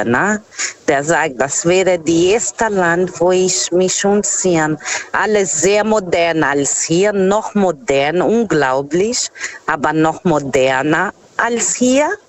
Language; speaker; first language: German; non-native, fluent; Portuguese